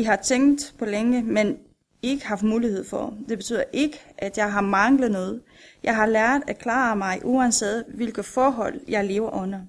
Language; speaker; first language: Danish; non-native, fluent; Romanian